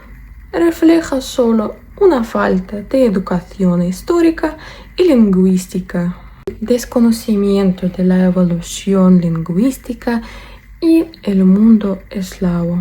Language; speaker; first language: Spanish; non-native, fluent; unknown